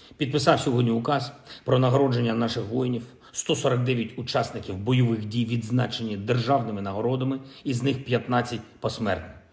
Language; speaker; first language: Ukrainian; non-native, local second language; Russian